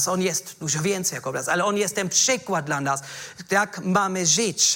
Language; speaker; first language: Polish; non-native, fluent; German